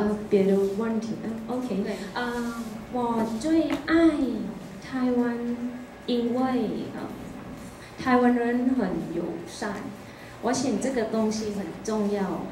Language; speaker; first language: Chinese; non-native, learner; Thai